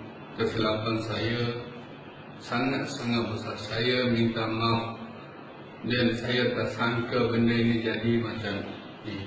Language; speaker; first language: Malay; non-native, learner; Bangla